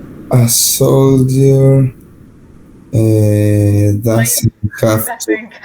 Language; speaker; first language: English; non-native, learner; Spanish